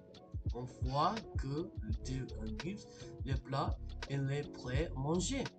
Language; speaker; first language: French; non-native, learner; English